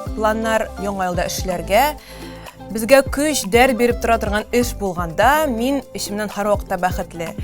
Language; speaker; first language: Tatar; native; Tatar